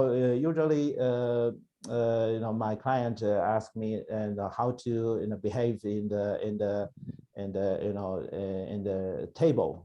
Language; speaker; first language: English; non-native, learner; Chinese